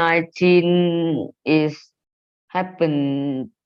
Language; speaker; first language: English; non-native, learner; Vietnamese